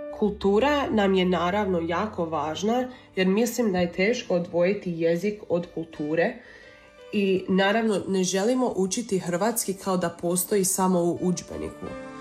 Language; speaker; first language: Serbian; early bilingual, heritage; Croatian